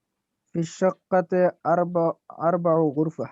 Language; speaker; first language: Arabic; non-native, learner; Urdu